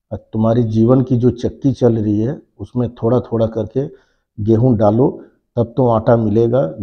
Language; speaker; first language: Hindi; non-native, local second language; Bangla